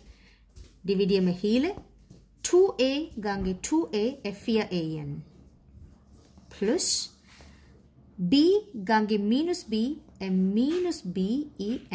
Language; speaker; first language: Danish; non-native, fluent; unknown